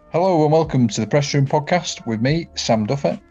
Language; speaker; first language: English; native; English